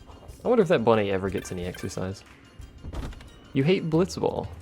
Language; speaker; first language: English; native; English